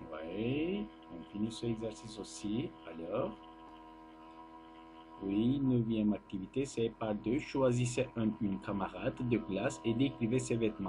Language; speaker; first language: French; non-native, learner; Turkish